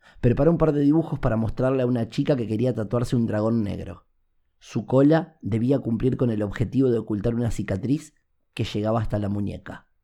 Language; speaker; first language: Spanish; native; Spanish